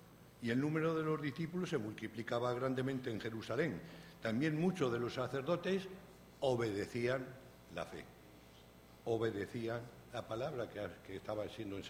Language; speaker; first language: Spanish; native; Spanish